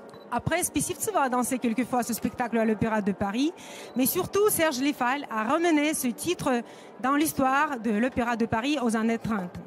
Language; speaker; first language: French; non-native, fluent; Russian